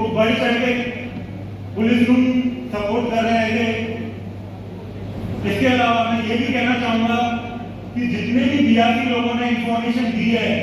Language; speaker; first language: Hindi; non-native, local second language; Punjabi